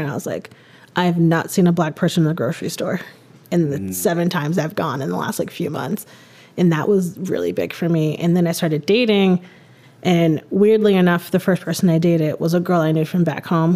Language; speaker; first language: English; native; English